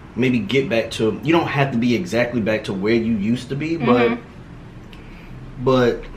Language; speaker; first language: English; native; English